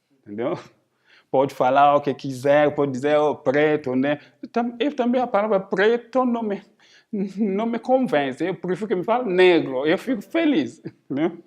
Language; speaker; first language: Portuguese; non-native, fluent; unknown